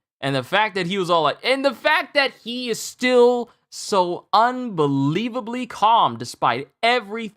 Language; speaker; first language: English; native; English